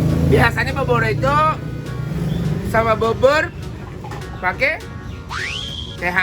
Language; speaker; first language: Indonesian; non-native, fluent; Japanese